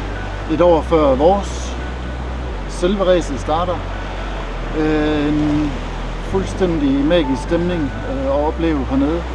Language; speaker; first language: Danish; native; Danish